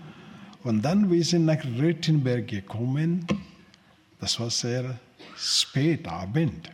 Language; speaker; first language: German; non-native, learner; Telugu